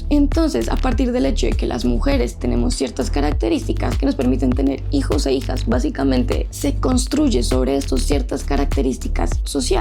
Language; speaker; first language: Spanish; native; Spanish